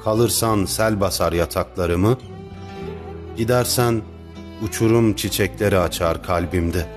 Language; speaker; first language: Turkish; native; Turkish